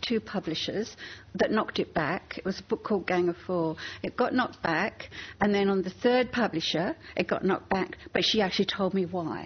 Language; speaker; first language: English; native; English